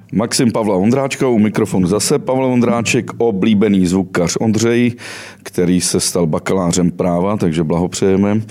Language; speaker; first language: Czech; native; Czech